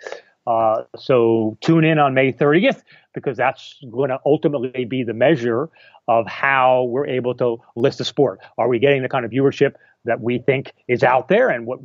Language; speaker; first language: English; native; English